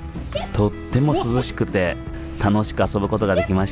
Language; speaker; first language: Japanese; native; Japanese